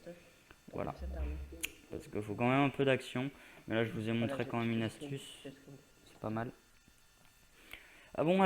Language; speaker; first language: French; native; French